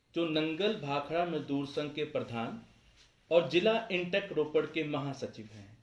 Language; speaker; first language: Hindi; non-native, local second language; Punjabi